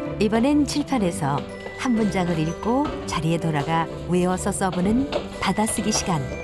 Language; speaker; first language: Korean; native; Korean